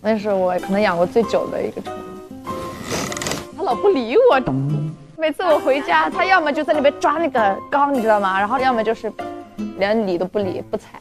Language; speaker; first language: Chinese; native; Chinese